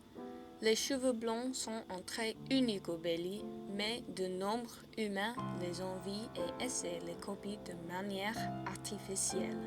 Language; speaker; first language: French; non-native, fluent; English